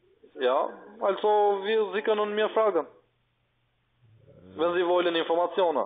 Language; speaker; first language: German; non-native, learner; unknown